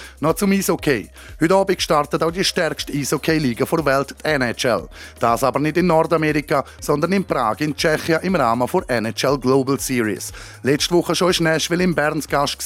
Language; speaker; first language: German; native; German